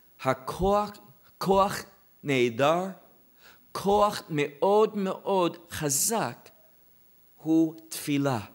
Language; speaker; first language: Hebrew; non-native, fluent; English